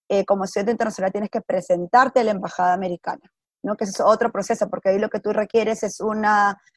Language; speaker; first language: Spanish; native; Spanish